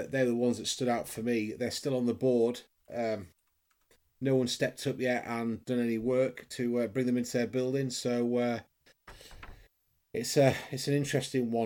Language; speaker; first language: English; native; English